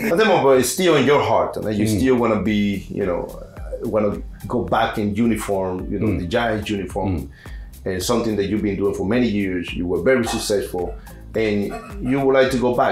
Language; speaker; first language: English; non-native, fluent; Spanish